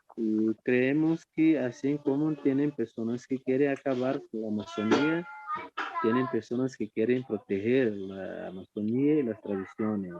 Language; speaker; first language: Spanish; non-native, fluent; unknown